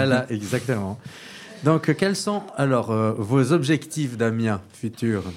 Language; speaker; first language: French; native; French